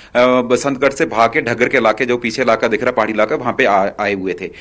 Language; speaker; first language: Hindi; native; Hindi